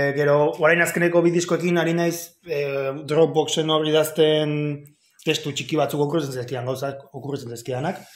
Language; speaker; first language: Basque; non-native, local second language; Spanish